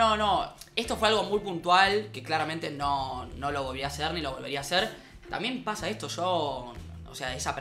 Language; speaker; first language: Spanish; native; Spanish